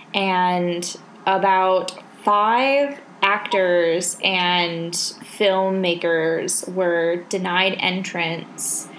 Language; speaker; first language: English; native; English